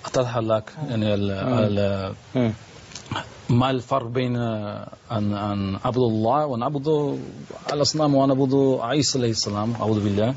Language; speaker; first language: Arabic; non-native, learner; Spanish